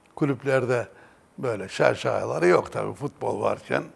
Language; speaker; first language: Turkish; native; Turkish